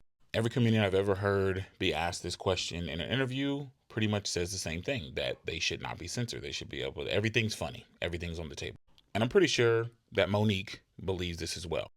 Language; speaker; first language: English; native; English